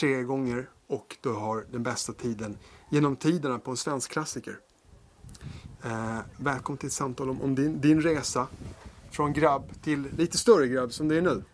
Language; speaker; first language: Swedish; native; Swedish